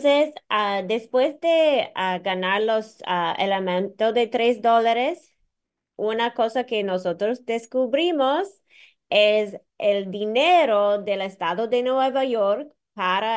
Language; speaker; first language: Spanish; non-native, fluent; English